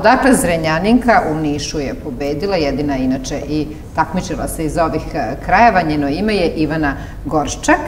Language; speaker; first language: Serbian; native; Serbian